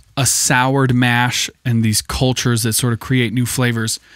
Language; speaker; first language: English; native; English